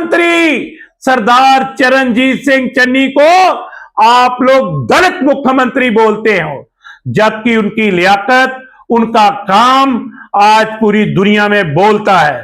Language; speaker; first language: Hindi; non-native, local second language; Punjabi